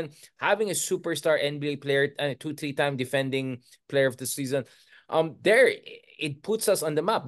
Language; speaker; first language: English; non-native, local second language; Filipino